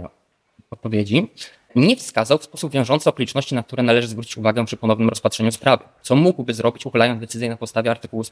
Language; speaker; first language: Polish; native; Polish